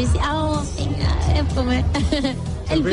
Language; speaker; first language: Greek; early bilingual, heritage; Greek